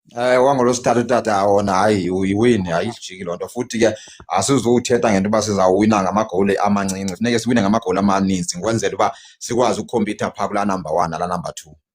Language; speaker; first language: Zulu; non-native, local second language; Xhosa